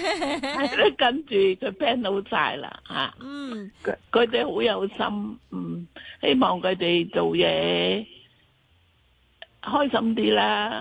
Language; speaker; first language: Cantonese; native; Cantonese